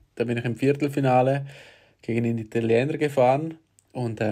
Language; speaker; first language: German; native; German